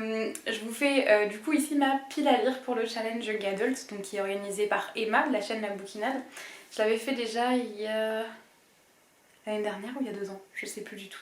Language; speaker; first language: French; native; French